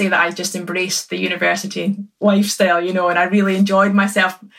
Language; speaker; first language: English; native; English